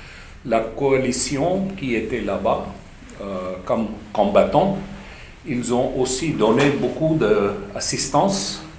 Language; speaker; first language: French; non-native, fluent; Urdu